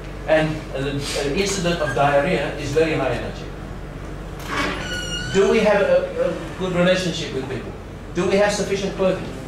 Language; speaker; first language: English; native; English